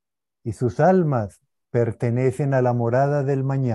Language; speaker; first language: Spanish; native; Spanish